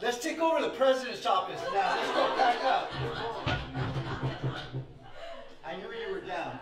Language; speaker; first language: English; native; English